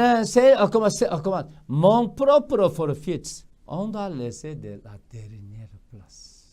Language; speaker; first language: French; non-native, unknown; Korean